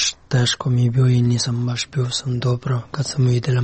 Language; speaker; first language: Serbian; non-native, learner; Pashto